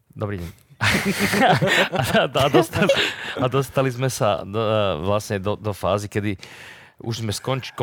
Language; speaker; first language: Slovak; native; Slovak